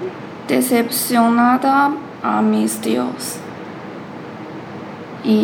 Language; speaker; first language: Spanish; non-native, learner; Chinese